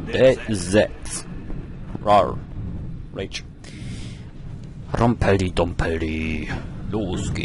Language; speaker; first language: German; native; German